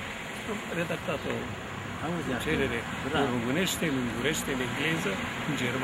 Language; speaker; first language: Romanian; non-native, local second language; Hungarian